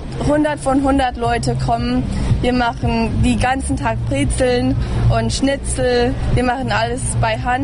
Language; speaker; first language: German; early bilingual, heritage; English